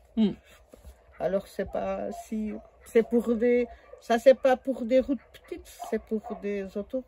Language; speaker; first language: French; non-native, learner; Portuguese